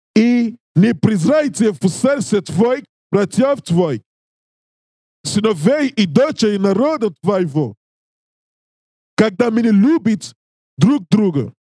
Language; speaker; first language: Russian; non-native, learner; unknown